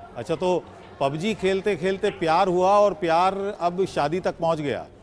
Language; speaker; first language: Hindi; native; Hindi